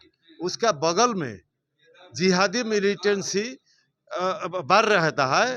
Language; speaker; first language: Hindi; non-native, learner; Bangla